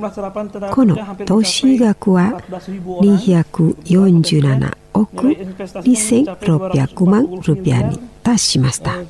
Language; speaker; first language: Japanese; non-native, fluent; Indonesian